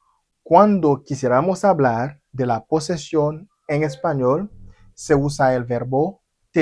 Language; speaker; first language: Spanish; non-native, fluent; Haitian Creole